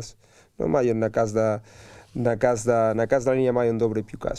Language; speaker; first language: Polish; non-native, learner; Spanish